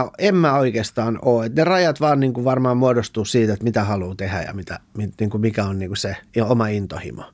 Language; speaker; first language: Finnish; early bilingual, other home language; Persian